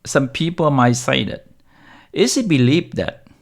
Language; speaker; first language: English; non-native, fluent; Vietnamese